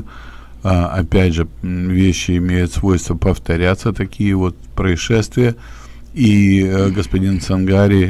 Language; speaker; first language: Russian; native; Russian